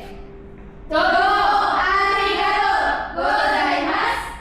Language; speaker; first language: Japanese; non-native, learner; Indonesian